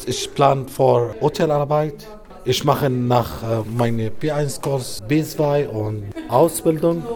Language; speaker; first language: German; non-native, learner; Arabic